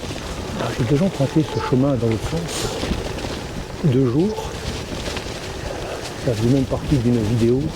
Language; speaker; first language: French; native; French